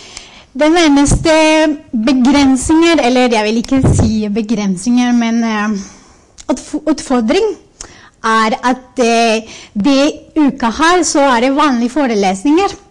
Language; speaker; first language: Norwegian; non-native, fluent; Spanish